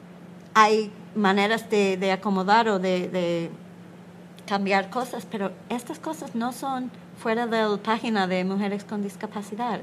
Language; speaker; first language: Spanish; non-native, learner; English